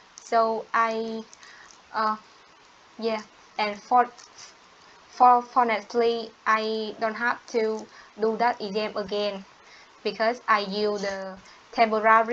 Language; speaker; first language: English; non-native, learner; Vietnamese